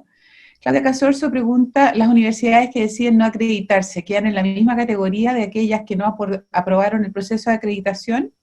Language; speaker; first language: Spanish; native; Spanish